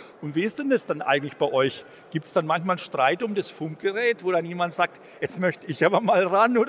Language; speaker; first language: German; native; German